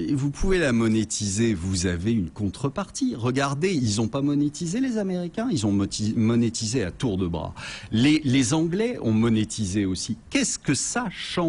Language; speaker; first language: French; native; French